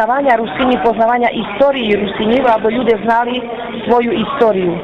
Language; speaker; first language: Slovak; non-native, local second language; Rusyn